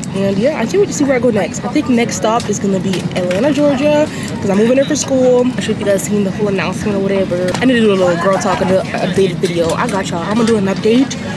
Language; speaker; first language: English; native; English